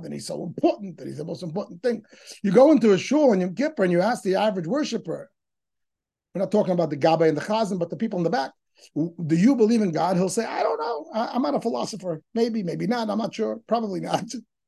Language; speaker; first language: English; native; English